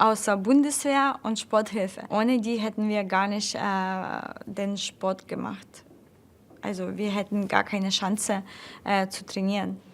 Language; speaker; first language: German; non-native, fluent; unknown